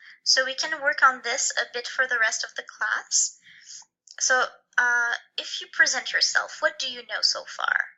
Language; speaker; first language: English; non-native, fluent; French